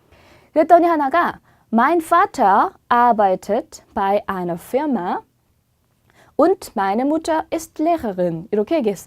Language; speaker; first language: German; non-native, fluent; Korean